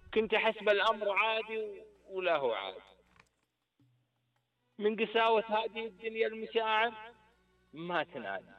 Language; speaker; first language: Arabic; native; Arabic